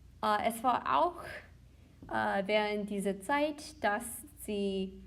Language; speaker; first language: German; non-native, learner; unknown